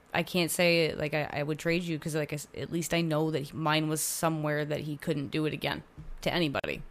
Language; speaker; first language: English; native; English